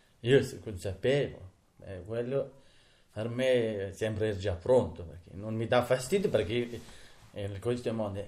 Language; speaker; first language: Italian; non-native, learner; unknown